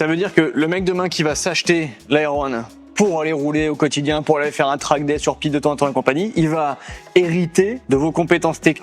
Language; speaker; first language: French; native; French